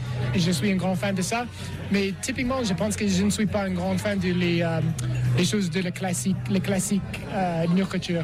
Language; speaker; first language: French; non-native, learner; English